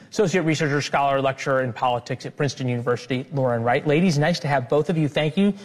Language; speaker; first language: English; native; English